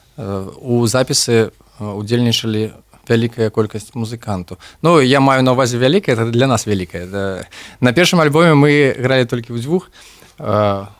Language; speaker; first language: Belarusian; non-native, local second language; Russian